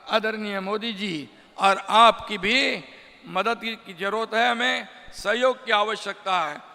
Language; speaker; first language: Hindi; non-native, local second language; Marathi